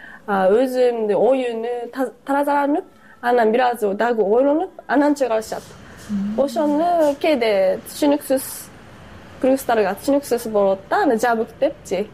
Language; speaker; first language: Kyrgyz; non-native, fluent; Japanese